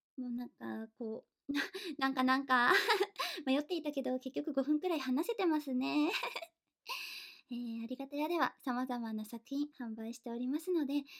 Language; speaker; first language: Japanese; native; Japanese